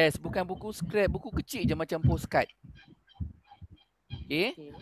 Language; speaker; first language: Malay; native; Malay